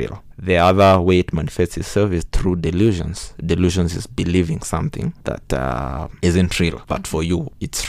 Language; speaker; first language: English; non-native, local second language; Kikuyu